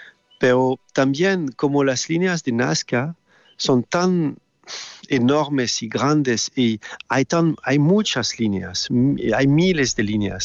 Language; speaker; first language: Spanish; non-native, fluent; French